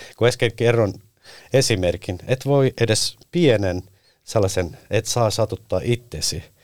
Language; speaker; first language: Finnish; non-native, fluent; Turkish